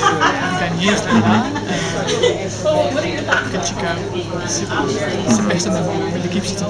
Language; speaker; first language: French; non-native, local second language; Dutch